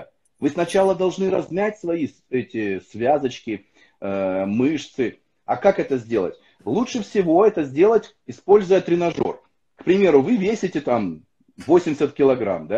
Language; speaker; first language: Russian; native; Russian